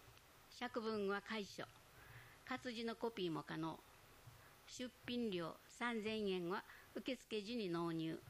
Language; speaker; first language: Japanese; native; Japanese